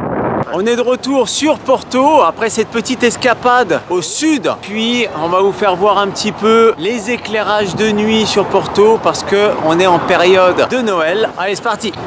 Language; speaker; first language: French; native; French